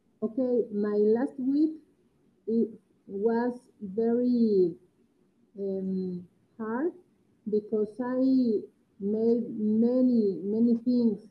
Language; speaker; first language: English; non-native, learner; Spanish